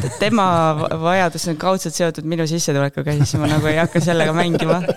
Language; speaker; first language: Estonian; native; Estonian